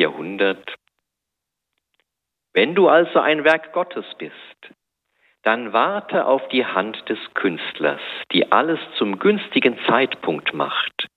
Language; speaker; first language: German; native; German